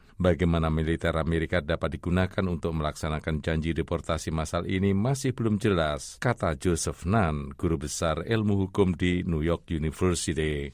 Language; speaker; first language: Indonesian; native; Indonesian